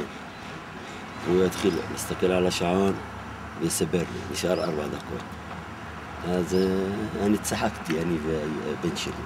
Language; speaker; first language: Hebrew; non-native, local second language; Arabic